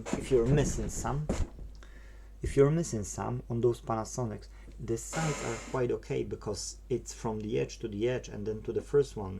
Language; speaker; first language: English; non-native, fluent; Polish